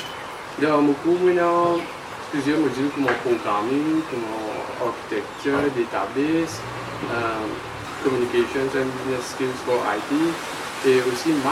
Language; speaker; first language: French; non-native, local second language; Morisyen